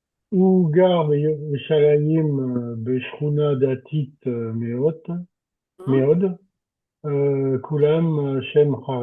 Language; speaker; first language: Hebrew; non-native, learner; French